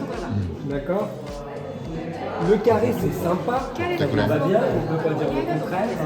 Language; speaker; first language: French; native; French